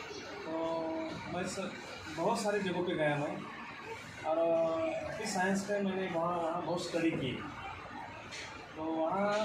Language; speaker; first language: Hindi; non-native, local second language; Marathi